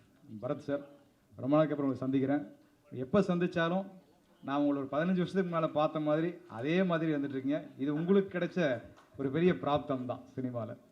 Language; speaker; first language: Tamil; native; Tamil